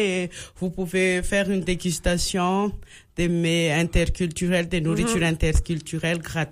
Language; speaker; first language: French; non-native, learner; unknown